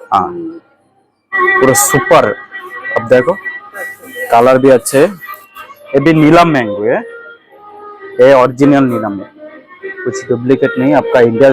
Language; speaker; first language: Hindi; non-native, fluent; Malayalam